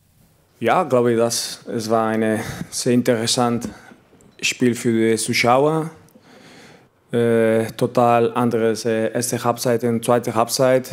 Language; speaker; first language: German; non-native, learner; Spanish